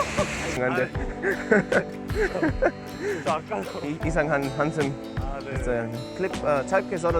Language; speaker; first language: Korean; non-native, learner; English